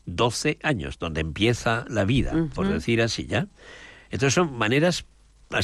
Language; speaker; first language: Spanish; native; Spanish